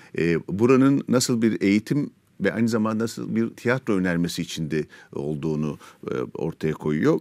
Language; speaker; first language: Turkish; native; Turkish